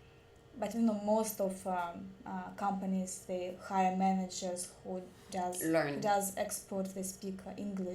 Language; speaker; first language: English; non-native, learner; Russian